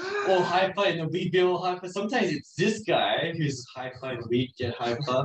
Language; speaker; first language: English; early bilingual, other home language; Korean